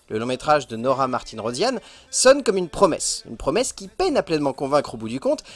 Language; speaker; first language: French; native; French